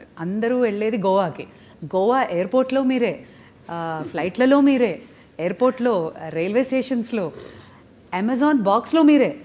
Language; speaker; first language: Telugu; native; Telugu